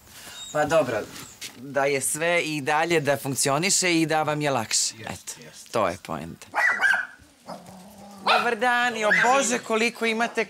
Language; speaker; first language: Serbian; native; Serbian